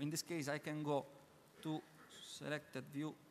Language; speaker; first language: English; non-native, learner; Italian